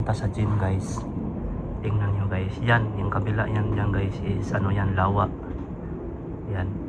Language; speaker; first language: Filipino; native; Filipino